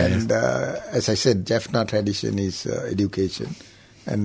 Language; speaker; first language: English; non-native, local second language; Tamil